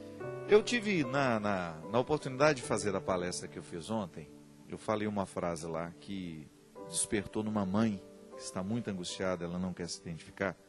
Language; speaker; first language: Portuguese; native; Portuguese